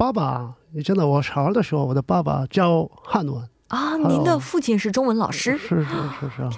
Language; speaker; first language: Chinese; non-native, learner; Korean